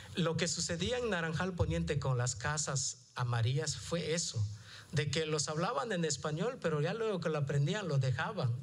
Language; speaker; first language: Spanish; non-native, local second language; Yucateco